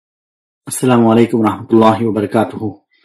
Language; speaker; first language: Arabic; non-native, fluent; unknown